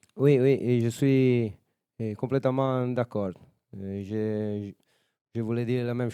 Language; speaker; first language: French; non-native, learner; Italian